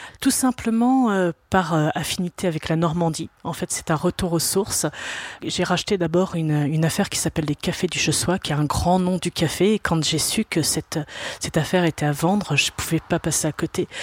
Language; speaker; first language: French; native; French